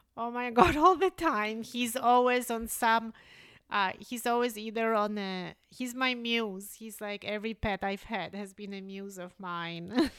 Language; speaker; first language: English; early bilingual, other home language; Polish